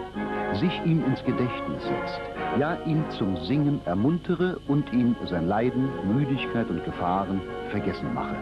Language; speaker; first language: German; native; German